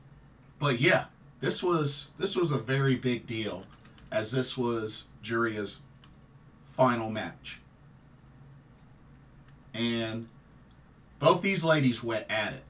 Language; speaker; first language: English; native; English